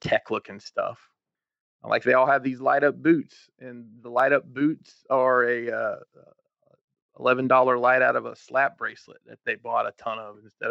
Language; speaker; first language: English; native; English